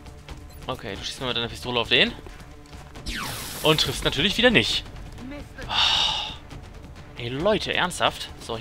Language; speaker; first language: German; native; German